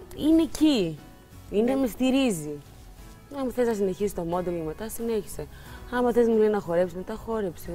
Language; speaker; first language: Greek; early bilingual, other home language; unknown